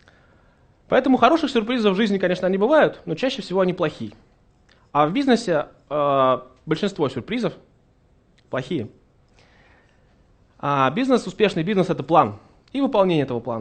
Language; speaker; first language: Russian; native; Russian